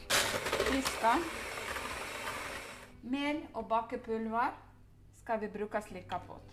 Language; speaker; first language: Norwegian; non-native, learner; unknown